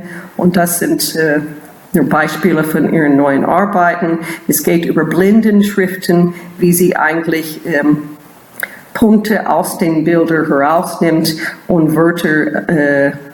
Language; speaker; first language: German; non-native, fluent; English